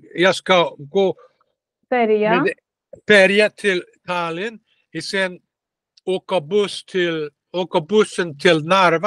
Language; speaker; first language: Swedish; non-native, learner; Russian